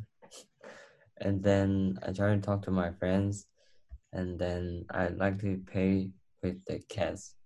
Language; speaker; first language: English; non-native, learner; Cantonese